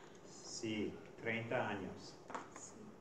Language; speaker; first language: Spanish; non-native, fluent; English